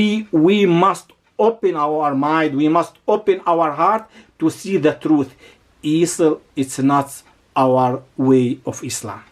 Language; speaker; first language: English; non-native, learner; Arabic